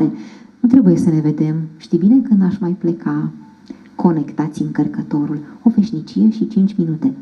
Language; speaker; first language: Romanian; native; Romanian